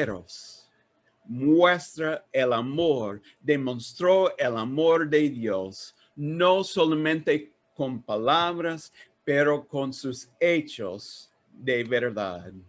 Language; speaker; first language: Spanish; non-native, learner; English